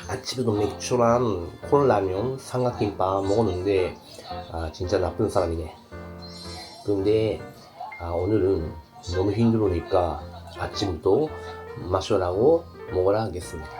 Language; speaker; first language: Korean; non-native, learner; Japanese